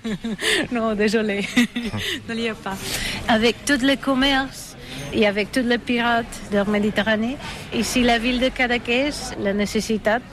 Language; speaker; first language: French; non-native, learner; Catalan